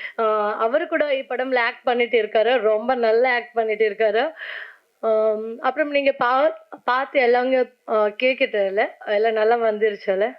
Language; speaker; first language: Tamil; non-native, learner; Kannada